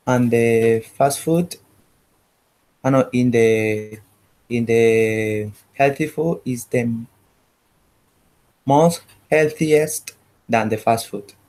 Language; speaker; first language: English; non-native, learner; Spanish